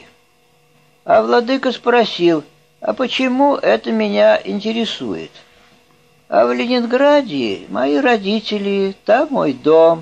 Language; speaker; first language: Russian; native; Russian